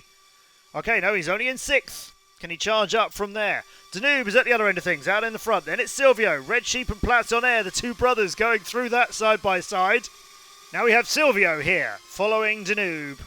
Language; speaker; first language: English; native; English